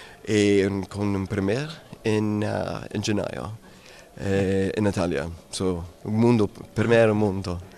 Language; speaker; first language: Italian; non-native, learner; English